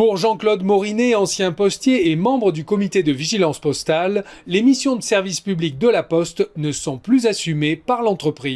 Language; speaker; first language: French; native; French